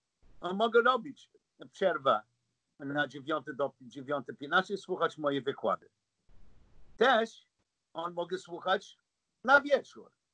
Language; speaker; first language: Polish; non-native, learner; English